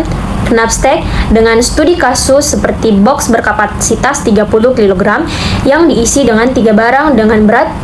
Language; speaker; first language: Indonesian; native; Indonesian